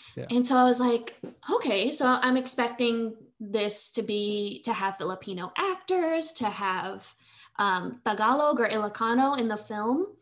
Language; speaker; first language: English; early bilingual, other home language; Vietnamese